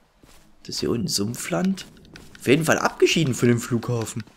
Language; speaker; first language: German; native; German